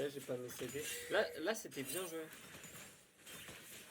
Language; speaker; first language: French; native; French